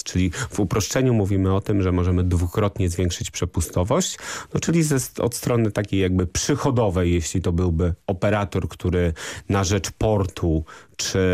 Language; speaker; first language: Polish; native; Polish